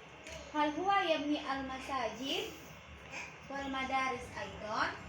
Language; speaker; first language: Arabic; non-native, learner; Indonesian